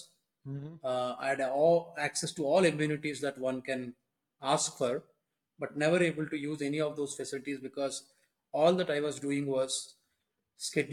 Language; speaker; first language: English; non-native, local second language; Telugu